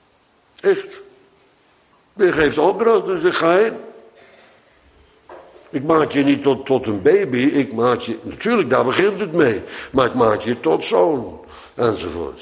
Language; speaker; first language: Dutch; native; Dutch